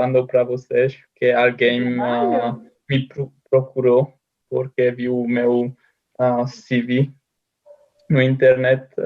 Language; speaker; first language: Portuguese; non-native, learner; Hungarian